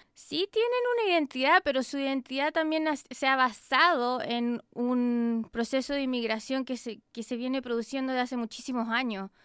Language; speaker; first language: Spanish; native; Spanish